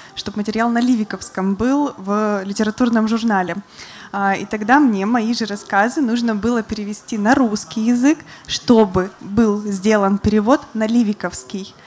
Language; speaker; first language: Russian; native; Russian